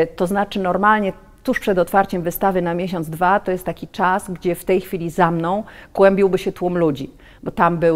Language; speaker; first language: Polish; native; Polish